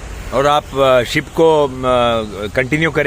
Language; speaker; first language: Hindi; non-native, local second language; Konkani